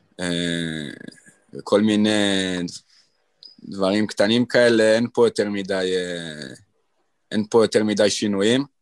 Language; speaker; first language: Hebrew; native; Hebrew